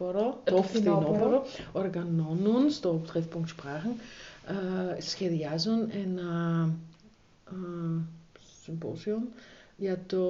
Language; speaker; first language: Greek; non-native, learner; German